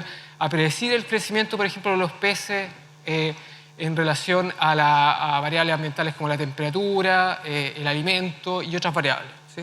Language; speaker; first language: Spanish; native; Spanish